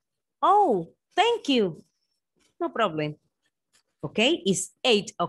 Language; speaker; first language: English; non-native, fluent; Spanish